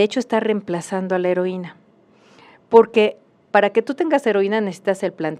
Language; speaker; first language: Spanish; native; Spanish